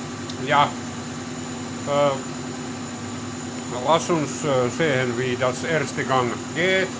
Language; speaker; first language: German; non-native, learner; Finnish